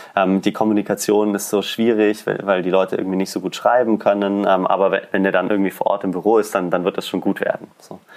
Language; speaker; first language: German; native; German